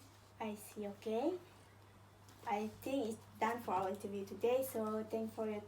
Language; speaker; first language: English; non-native, local second language; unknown